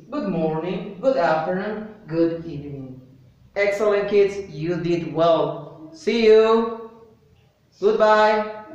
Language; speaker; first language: English; non-native, fluent; Spanish